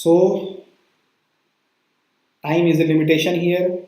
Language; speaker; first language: English; non-native, local second language; Hindi